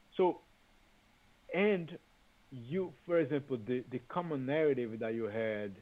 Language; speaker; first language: English; non-native, fluent; Portuguese